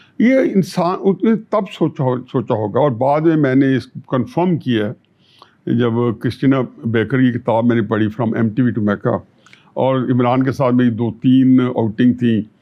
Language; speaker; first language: Urdu; non-native, local second language; Punjabi